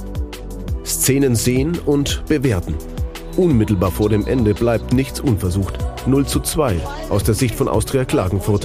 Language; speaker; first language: German; native; German